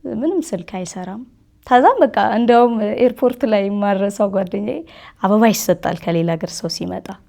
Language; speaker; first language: Amharic; native; Amharic